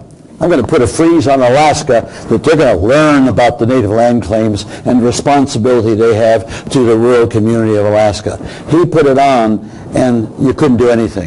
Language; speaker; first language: English; native; English